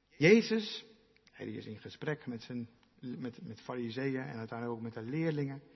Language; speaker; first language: Dutch; non-native, local second language; Western Frisian